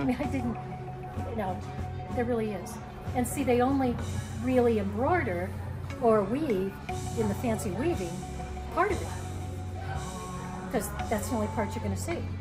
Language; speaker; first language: English; native; English